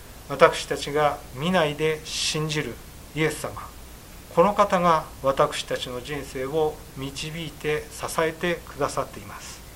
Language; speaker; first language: Japanese; native; Japanese